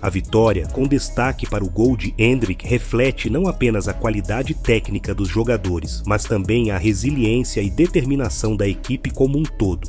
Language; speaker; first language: Portuguese; native; Portuguese